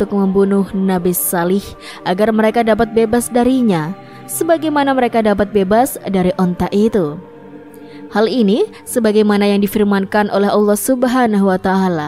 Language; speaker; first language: Indonesian; native; Indonesian